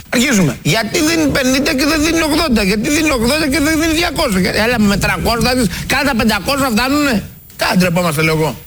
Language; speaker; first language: Greek; native; Greek